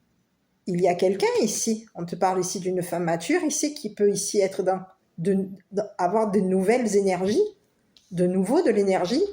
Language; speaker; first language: French; native; French